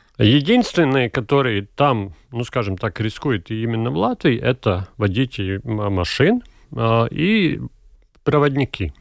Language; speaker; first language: Russian; non-native, local second language; Latvian